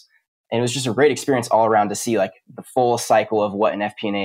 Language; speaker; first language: English; native; English